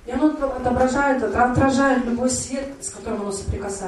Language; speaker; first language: Russian; native; Russian